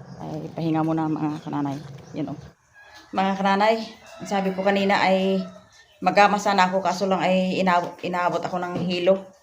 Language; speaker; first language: Filipino; non-native, local second language; Cebuano